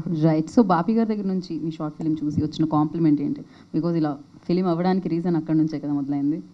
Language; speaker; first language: Telugu; native; Telugu